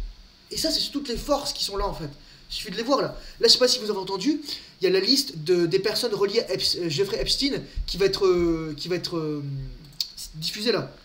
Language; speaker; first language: French; native; French